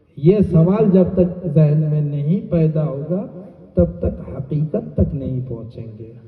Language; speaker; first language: Urdu; non-native, local second language; Bangla